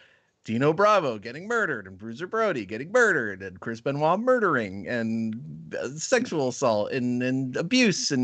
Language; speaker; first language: English; native; English